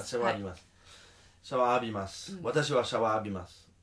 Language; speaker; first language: Japanese; non-native, learner; French